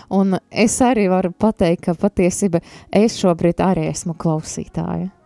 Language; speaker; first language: Latvian; non-native, local second language; Russian